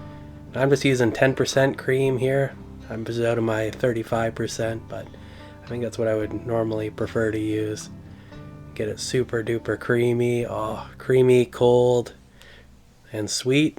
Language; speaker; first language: English; native; English